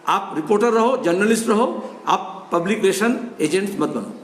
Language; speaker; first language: Hindi; non-native, local second language; Bangla